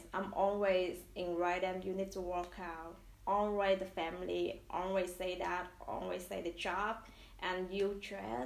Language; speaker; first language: English; non-native, learner; Vietnamese